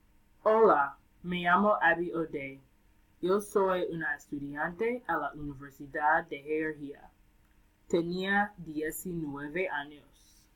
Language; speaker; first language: Spanish; non-native, learner; English